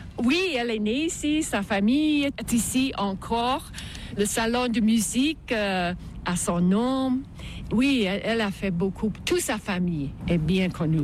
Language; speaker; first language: French; non-native, fluent; English